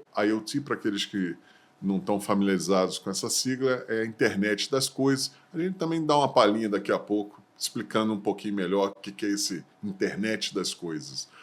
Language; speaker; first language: Portuguese; native; Portuguese